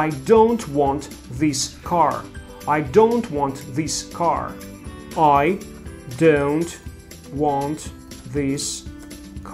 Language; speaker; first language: English; non-native, fluent; Russian